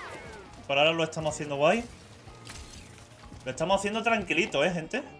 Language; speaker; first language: Spanish; native; Spanish